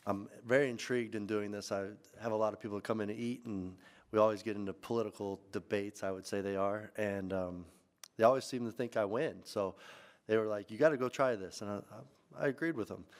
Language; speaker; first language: English; native; English